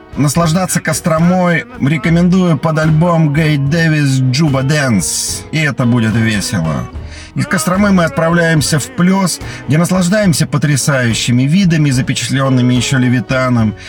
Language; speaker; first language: Russian; native; Russian